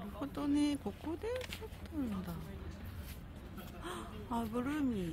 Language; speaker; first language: Korean; non-native, fluent; Japanese